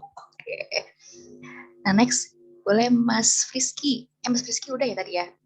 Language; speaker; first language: Indonesian; native; Indonesian